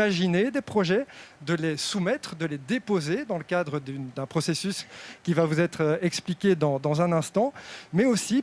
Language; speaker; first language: French; native; French